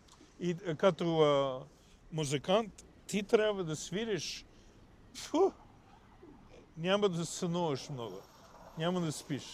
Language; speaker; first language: Bulgarian; non-native, fluent; English